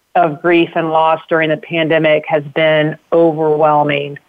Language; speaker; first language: English; native; English